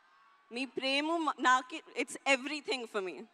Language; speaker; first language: Telugu; non-native, local second language; Hindi